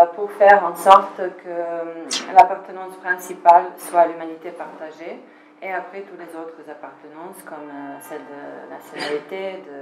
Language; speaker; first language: French; non-native, fluent; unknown